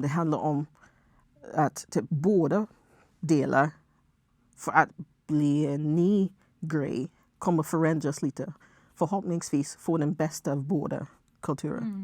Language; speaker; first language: Swedish; non-native, fluent; English